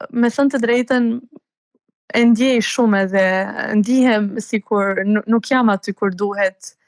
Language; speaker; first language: Albanian; native; Albanian